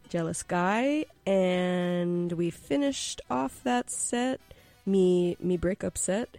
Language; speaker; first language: English; native; English